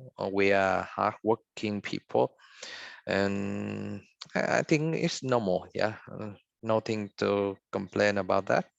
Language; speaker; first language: English; non-native, fluent; Vietnamese